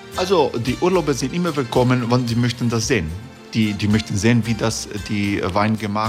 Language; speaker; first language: German; non-native, learner; Croatian